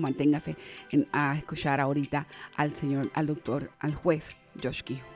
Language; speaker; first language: Spanish; native; Spanish